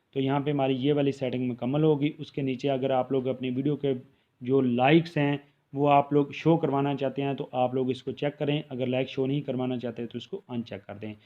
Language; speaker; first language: Urdu; non-native, local second language; Punjabi